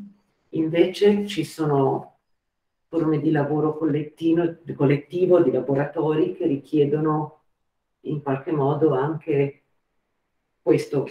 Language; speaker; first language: Italian; native; Italian